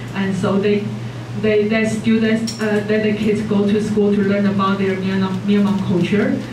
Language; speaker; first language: English; non-native, fluent; Chinese